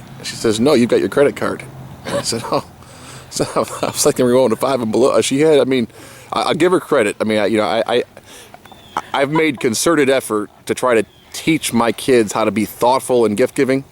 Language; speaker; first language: English; native; English